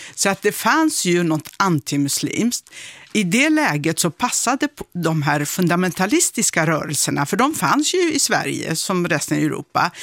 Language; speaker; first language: Swedish; early bilingual, other home language; Kurdish